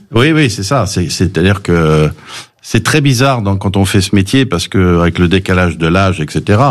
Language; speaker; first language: French; early bilingual, other home language; English